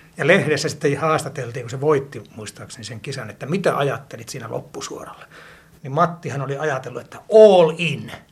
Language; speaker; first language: Finnish; native; Finnish